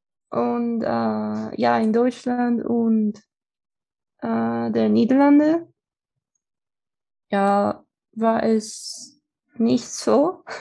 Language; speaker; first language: German; non-native, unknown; Spanish